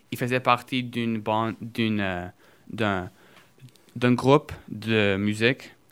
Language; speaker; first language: French; early bilingual, other home language; Portuguese